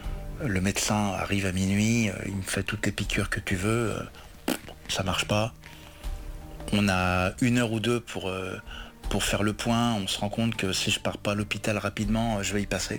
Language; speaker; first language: French; native; French